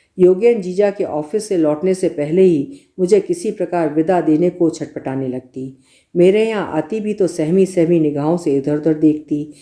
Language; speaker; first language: Hindi; native; Hindi